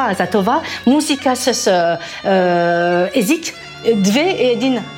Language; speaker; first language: Bulgarian; non-native, learner; French